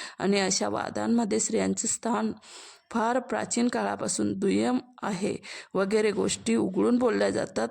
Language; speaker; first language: Marathi; native; Marathi